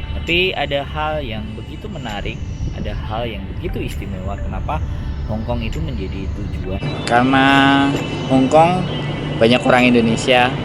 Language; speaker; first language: Indonesian; native; Indonesian